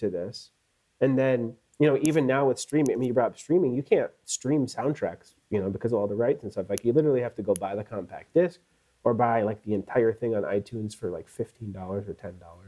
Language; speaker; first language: English; native; English